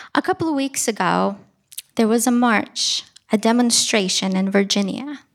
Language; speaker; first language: English; early bilingual, other home language; Russian